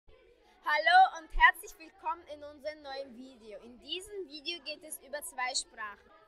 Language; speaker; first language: German; early bilingual, other home language; Turkish